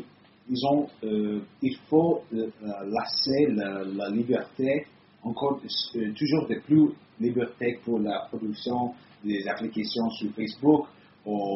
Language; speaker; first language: French; non-native, learner; Italian